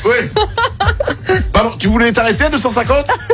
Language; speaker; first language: French; native; French